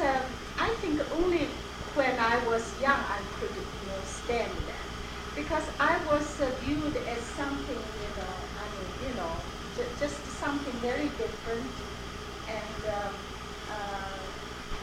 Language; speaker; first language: English; non-native, fluent; Chinese